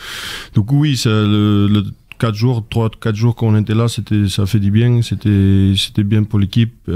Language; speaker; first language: French; non-native, fluent; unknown